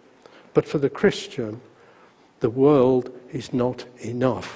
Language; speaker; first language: English; native; English